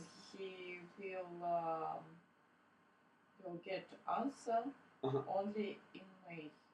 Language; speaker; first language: English; non-native, learner; Russian